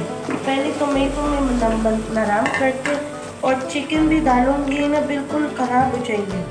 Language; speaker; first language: Hindi; non-native, learner; Filipino